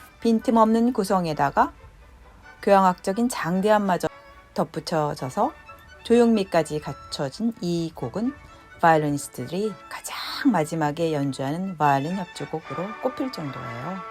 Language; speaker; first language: Korean; native; Korean